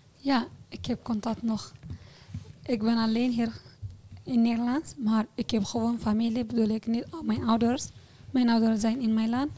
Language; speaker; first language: Dutch; non-native, fluent; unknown